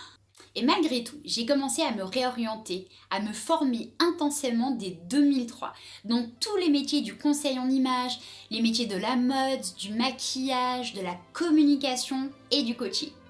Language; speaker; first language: French; native; French